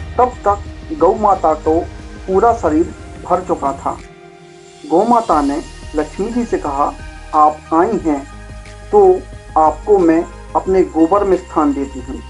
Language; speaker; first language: Hindi; native; Hindi